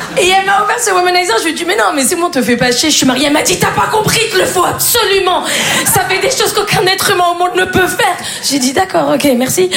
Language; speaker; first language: French; native; French